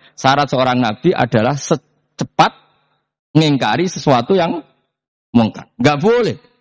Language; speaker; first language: Indonesian; non-native, local second language; Javanese